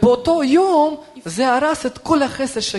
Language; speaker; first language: Hebrew; non-native, fluent; Russian